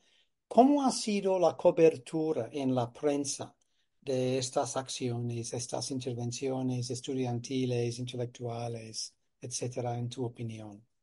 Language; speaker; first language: Spanish; non-native, fluent; English